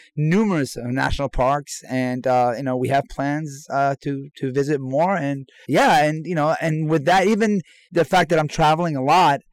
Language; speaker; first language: English; non-native, fluent; Persian